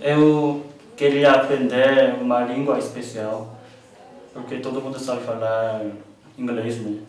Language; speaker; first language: Portuguese; non-native, learner; Korean